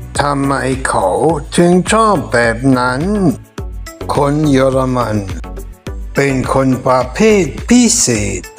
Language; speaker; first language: Thai; non-native, fluent; German